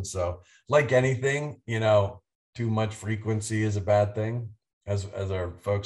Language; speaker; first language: English; native; English